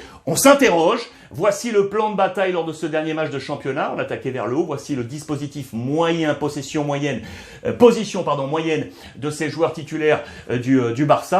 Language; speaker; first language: French; native; French